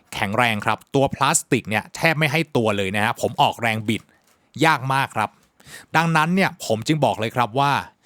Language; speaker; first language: Thai; native; Thai